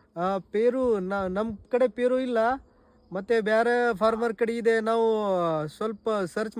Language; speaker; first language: Kannada; non-native, learner; Marathi